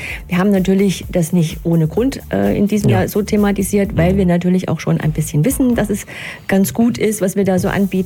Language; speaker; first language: German; native; German